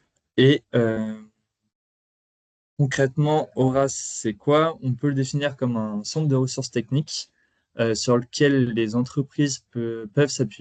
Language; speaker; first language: French; native; French